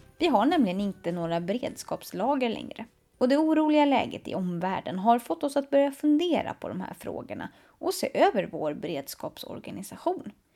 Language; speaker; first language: Swedish; native; Swedish